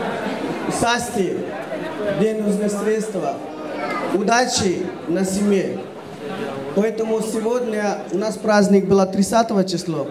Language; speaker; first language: Russian; non-native, learner; Hindi